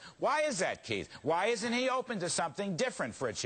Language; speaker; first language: English; native; English